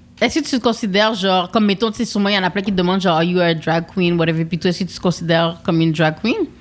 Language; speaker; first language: French; native; French